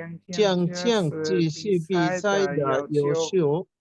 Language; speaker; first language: Chinese; non-native, learner; Bangla